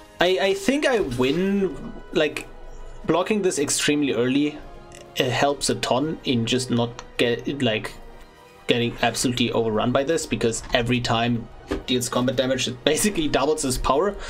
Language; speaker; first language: English; non-native, fluent; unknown